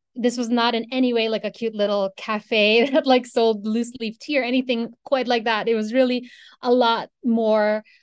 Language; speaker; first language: English; non-native, local second language; Filipino